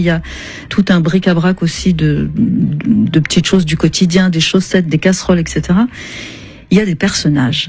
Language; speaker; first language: French; native; French